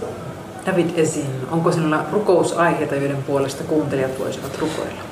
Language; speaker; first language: Finnish; native; Finnish